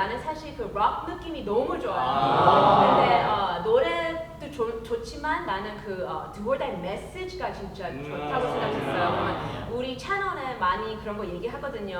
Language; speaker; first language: Korean; early bilingual, heritage; English